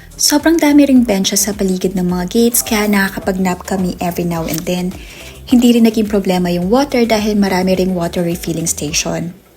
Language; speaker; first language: Filipino; native; Filipino